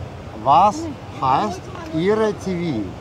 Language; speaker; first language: German; non-native, learner; Russian